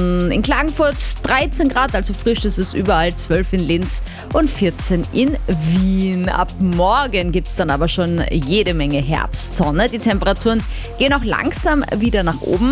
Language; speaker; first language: German; native; German